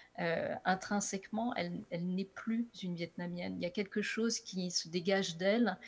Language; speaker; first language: French; native; French